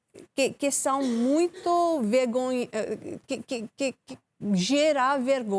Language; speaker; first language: Portuguese; non-native, learner; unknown